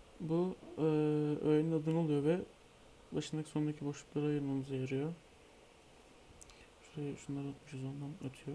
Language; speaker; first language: Turkish; native; Turkish